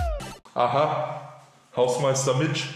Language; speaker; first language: German; native; German